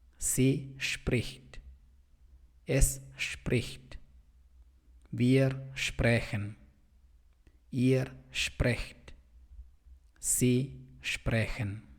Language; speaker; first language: German; non-native, fluent; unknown